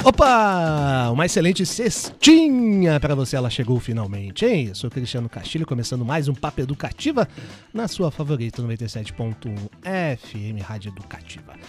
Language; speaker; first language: Portuguese; native; Portuguese